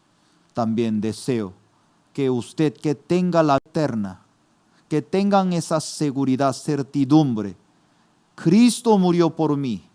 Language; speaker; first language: Spanish; non-native, fluent; Korean